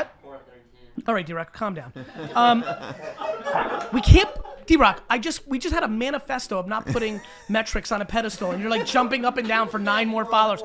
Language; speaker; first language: English; early bilingual, other home language; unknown